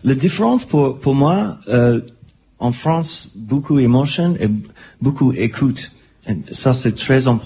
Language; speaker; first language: French; non-native, learner; English